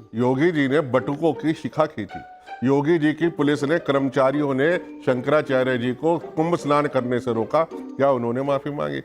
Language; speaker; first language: Hindi; native; Hindi